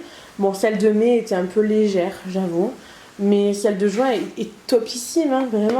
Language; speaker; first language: French; native; French